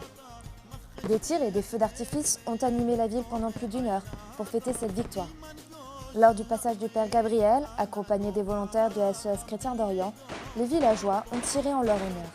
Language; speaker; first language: French; native; French